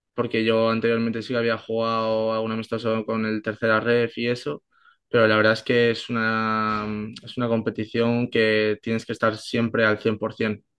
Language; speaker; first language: Spanish; native; Spanish